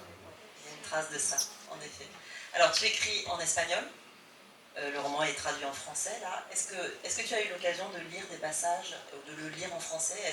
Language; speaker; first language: French; native; French